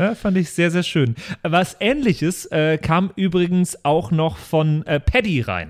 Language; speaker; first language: German; native; German